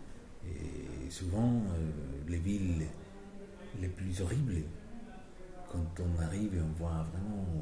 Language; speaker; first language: French; non-native, fluent; Spanish